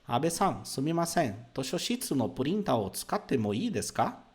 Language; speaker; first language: Japanese; non-native, fluent; Portuguese